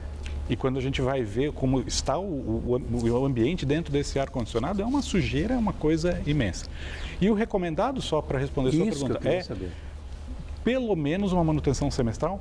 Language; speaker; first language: Portuguese; native; Portuguese